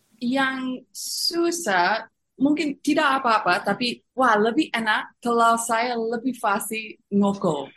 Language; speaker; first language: Indonesian; non-native, fluent; English